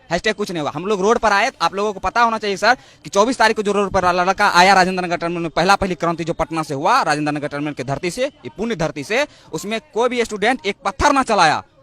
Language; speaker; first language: Hindi; native; Hindi